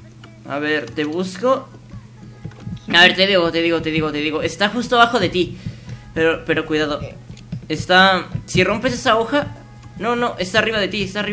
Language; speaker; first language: Spanish; native; Spanish